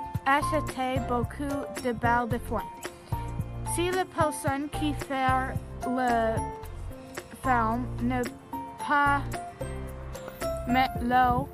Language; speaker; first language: French; non-native, learner; English